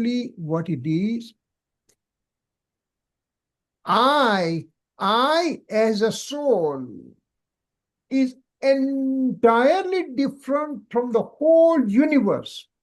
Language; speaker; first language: English; non-native, local second language; Gujarati